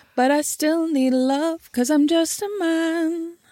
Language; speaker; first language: English; native; English